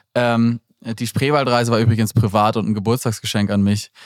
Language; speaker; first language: German; native; German